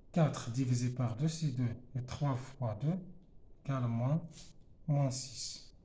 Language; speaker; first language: French; non-native, local second language; Arabic